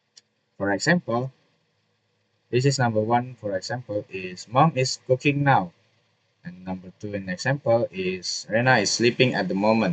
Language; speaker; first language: English; non-native, learner; Indonesian